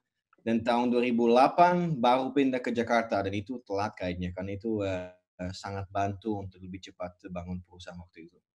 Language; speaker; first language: Indonesian; non-native, fluent; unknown